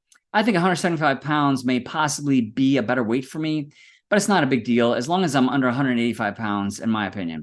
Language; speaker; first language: English; native; English